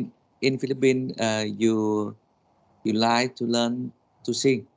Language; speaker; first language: English; non-native, learner; Vietnamese